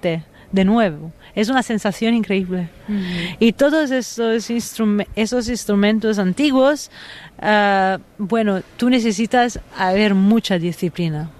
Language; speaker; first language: Spanish; non-native, fluent; Italian